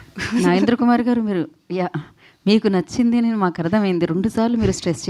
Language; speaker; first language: Telugu; native; Telugu